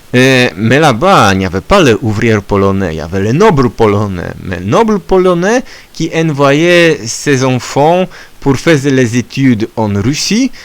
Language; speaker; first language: French; non-native, learner; Polish